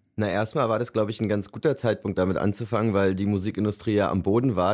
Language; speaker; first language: German; native; German